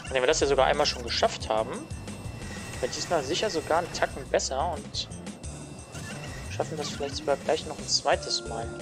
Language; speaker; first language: German; native; German